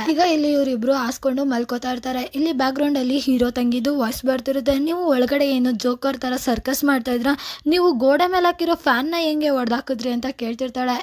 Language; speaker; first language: Kannada; native; Kannada